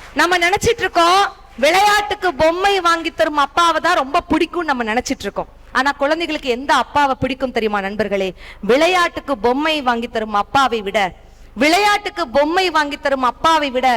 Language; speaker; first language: Tamil; native; Tamil